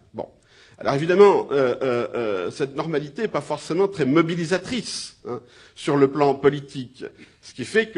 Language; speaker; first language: French; native; French